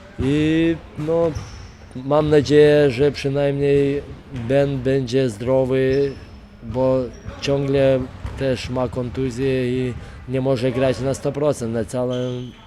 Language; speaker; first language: Polish; non-native, fluent; Lithuanian